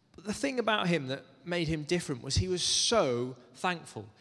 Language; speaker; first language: English; native; English